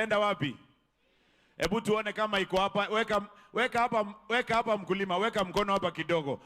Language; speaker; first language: Swahili; non-native, local second language; Meru